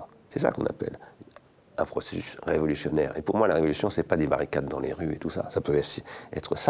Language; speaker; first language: French; native; French